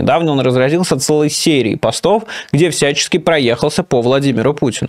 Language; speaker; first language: Russian; native; Russian